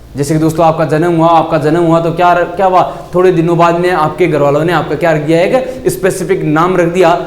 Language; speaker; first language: Hindi; native; Hindi